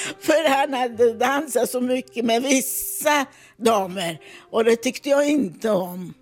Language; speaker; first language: Swedish; non-native, fluent; Italian